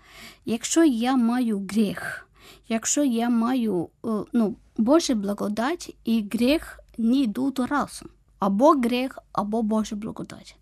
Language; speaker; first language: Ukrainian; non-native, fluent; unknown